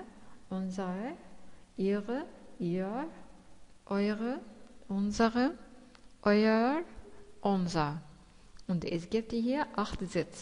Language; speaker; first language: German; non-native, fluent; Arabic